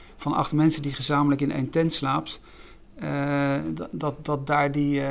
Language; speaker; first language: Dutch; native; Dutch